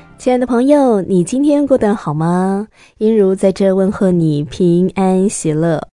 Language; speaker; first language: Chinese; native; Chinese